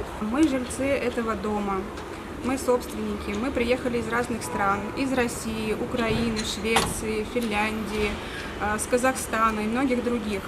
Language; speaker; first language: Russian; native; Russian